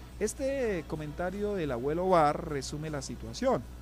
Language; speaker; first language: Spanish; native; Spanish